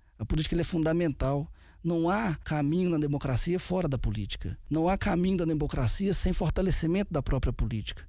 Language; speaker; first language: Portuguese; native; Portuguese